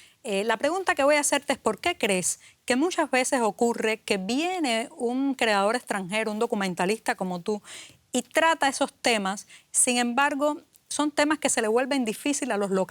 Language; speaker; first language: Spanish; native; Spanish